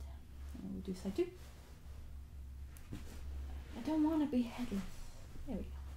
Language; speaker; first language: English; native; English